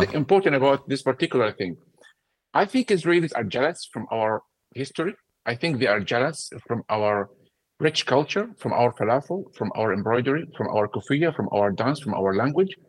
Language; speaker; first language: English; non-native, fluent; Arabic